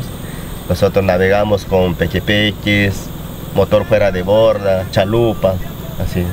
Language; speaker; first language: Spanish; native; Spanish